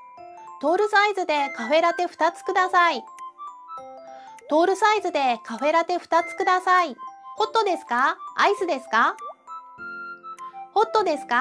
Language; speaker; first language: Japanese; native; Japanese